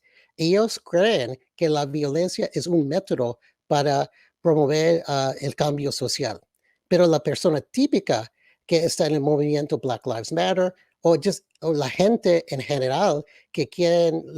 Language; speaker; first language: Spanish; early bilingual, other home language; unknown